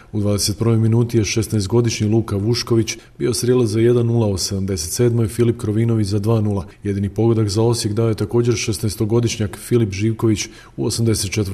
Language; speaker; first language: Croatian; native; Croatian